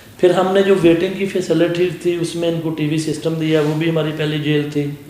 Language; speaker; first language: Urdu; non-native, local second language; Punjabi